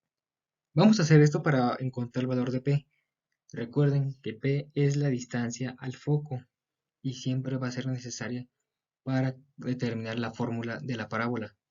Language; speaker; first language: Spanish; native; Spanish